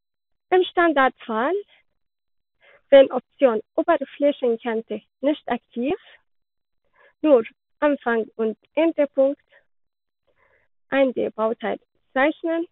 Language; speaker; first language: German; non-native, learner; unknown